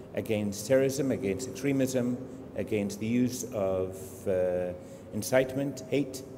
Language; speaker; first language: English; non-native, fluent; Arabic